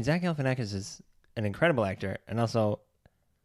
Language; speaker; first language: English; native; English